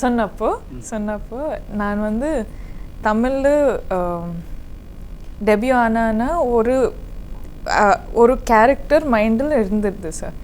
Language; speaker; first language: Tamil; non-native, learner; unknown